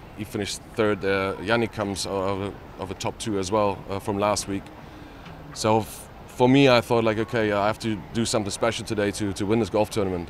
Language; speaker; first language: English; non-native, fluent; German